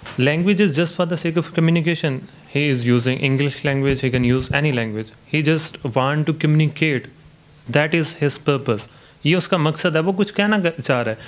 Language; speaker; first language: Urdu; non-native, local second language; Punjabi